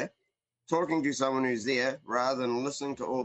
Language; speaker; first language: English; native; English